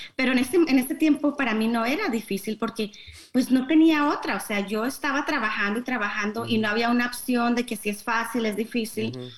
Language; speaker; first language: Spanish; native; Spanish